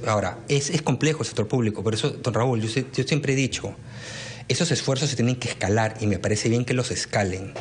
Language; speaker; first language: Spanish; native; Spanish